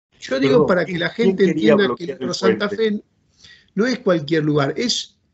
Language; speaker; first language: Spanish; native; Spanish